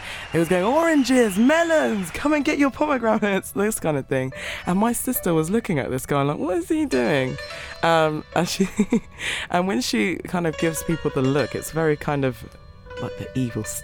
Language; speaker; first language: English; native; English